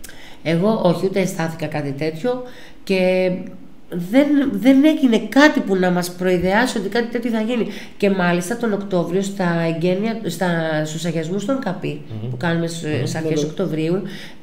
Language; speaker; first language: Greek; native; Greek